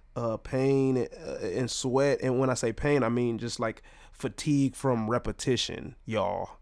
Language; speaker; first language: English; native; English